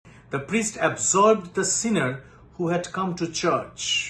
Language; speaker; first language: English; non-native, local second language; Bangla